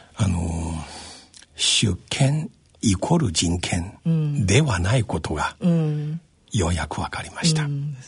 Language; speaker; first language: Japanese; non-native, fluent; Chinese